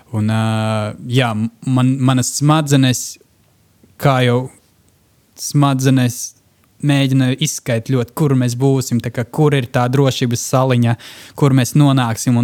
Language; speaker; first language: Latvian; non-native, local second language; Russian